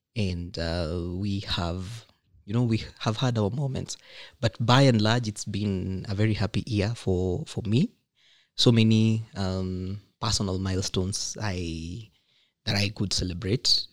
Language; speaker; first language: English; non-native, local second language; Kikuyu